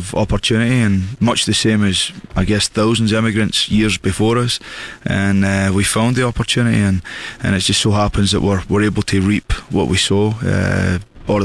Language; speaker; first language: English; native; English